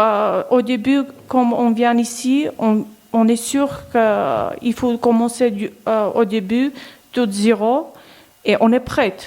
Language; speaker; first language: French; non-native, learner; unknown